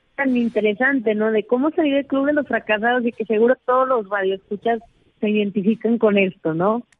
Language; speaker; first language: Spanish; native; Spanish